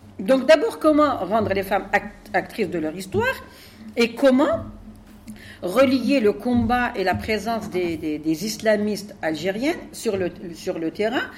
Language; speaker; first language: French; non-native, local second language; Arabic